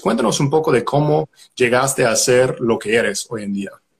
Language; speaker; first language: Spanish; non-native, fluent; English